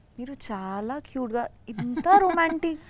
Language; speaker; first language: Telugu; non-native, learner; Bangla